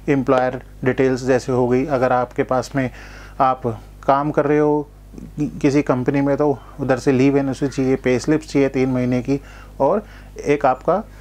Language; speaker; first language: Hindi; non-native, local second language; Gujarati